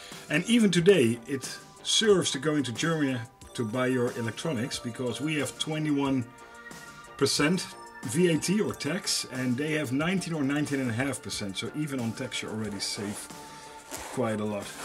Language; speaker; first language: English; non-native, fluent; Dutch